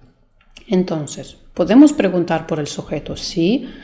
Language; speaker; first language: Spanish; non-native, fluent; Russian